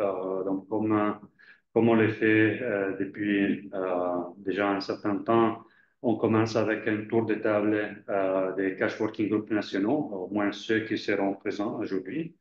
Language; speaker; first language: French; non-native, fluent; Italian